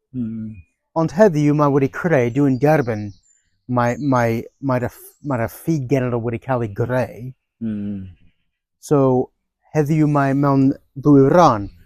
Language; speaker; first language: Welsh; non-native, fluent; English